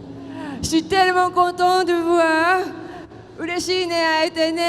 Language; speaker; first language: French; non-native, fluent; Japanese